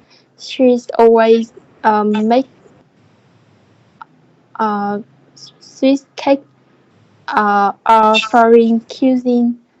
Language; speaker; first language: English; non-native, learner; Vietnamese